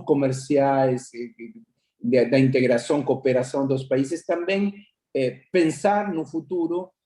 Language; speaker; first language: Portuguese; non-native, fluent; Spanish